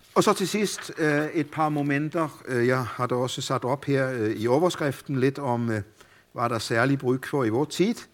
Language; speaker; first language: Danish; native; Danish